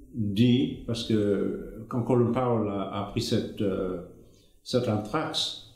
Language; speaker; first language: French; non-native, fluent; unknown